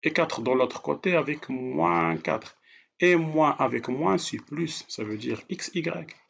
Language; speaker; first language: French; non-native, local second language; Arabic